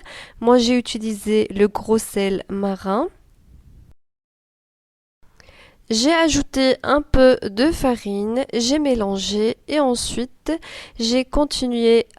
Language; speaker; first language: French; non-native, local second language; Arabic